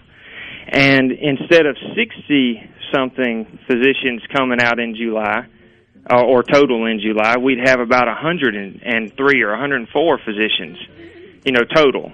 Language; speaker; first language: English; native; English